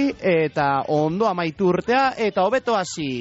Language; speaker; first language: Basque; native; Basque